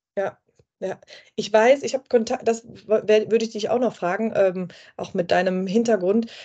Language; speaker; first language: German; native; German